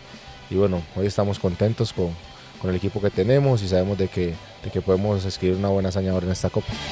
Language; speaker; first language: Spanish; native; Spanish